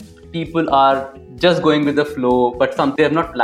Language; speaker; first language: English; non-native, local second language; Hindi